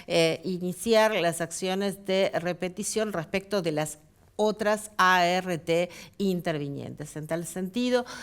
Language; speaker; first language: Spanish; native; Spanish